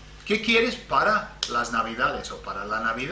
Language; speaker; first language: Spanish; non-native, fluent; English